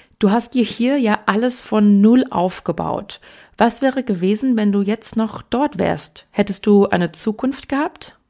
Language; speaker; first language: German; early bilingual, other home language; Persian